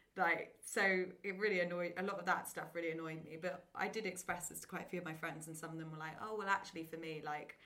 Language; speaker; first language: English; native; English